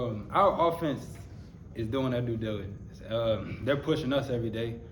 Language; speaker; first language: English; native; English